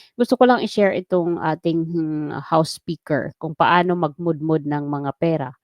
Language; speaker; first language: Filipino; non-native, local second language; Waray